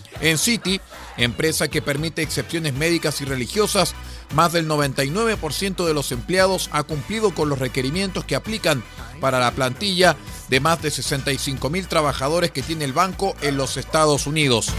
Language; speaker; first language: Spanish; native; Spanish